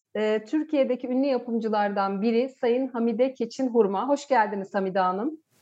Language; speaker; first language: Turkish; native; Turkish